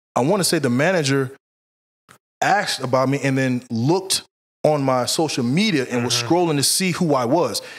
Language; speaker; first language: English; native; English